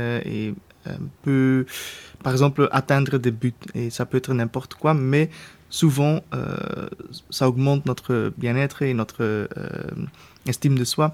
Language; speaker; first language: French; non-native, local second language; Dutch